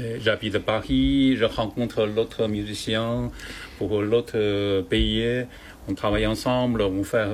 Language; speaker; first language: French; non-native, learner; Chinese